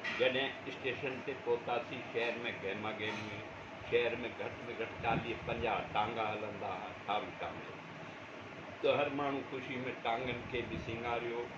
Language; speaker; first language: Sindhi; non-native, local second language; Urdu